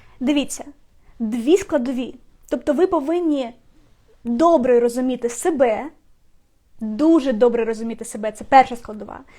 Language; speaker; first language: Ukrainian; non-native, local second language; Russian